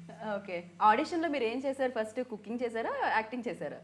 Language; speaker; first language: Telugu; native; Telugu